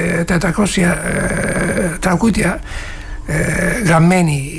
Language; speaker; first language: Greek; non-native, learner; Turkish